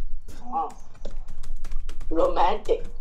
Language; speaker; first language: English; non-native, fluent; Chinese